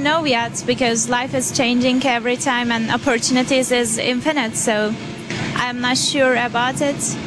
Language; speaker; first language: English; non-native, fluent; Turkish